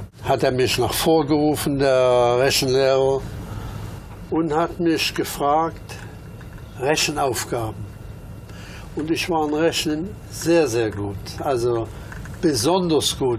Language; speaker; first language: German; early bilingual, other home language; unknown